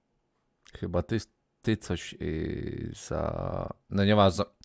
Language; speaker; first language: Polish; native; Polish